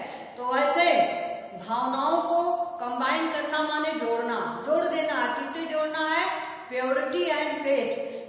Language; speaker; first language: Hindi; native; Hindi